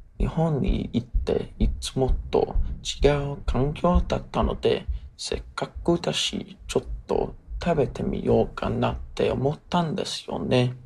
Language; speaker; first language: Japanese; non-native, learner; English